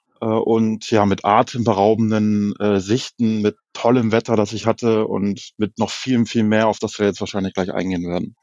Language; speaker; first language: German; native; German